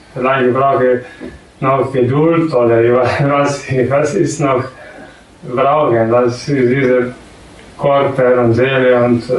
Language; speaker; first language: German; non-native, learner; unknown